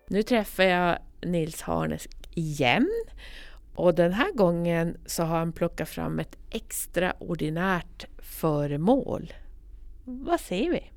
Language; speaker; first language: Swedish; native; Swedish